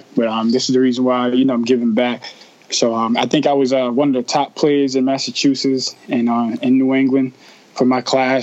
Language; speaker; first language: English; native; English